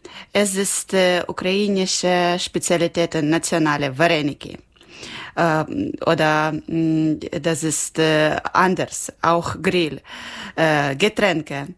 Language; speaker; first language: German; non-native, learner; Ukrainian